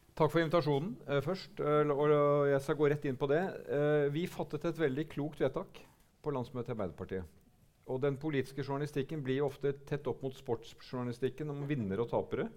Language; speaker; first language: Norwegian; native; Norwegian